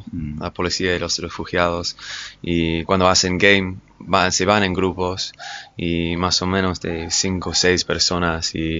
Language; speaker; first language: Spanish; non-native, fluent; English